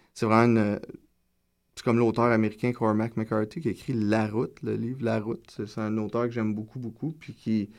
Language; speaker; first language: French; native; French